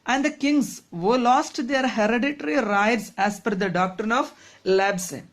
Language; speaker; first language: English; non-native, local second language; Malayalam